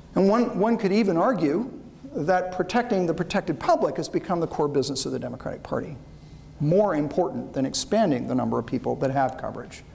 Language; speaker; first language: English; native; English